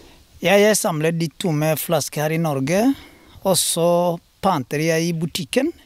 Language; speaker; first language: Norwegian; non-native, learner; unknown